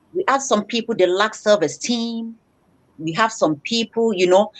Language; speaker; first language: English; non-native, local second language; Yoruba